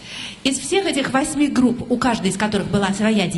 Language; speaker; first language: Russian; native; Russian